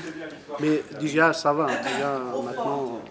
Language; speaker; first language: French; non-native, learner; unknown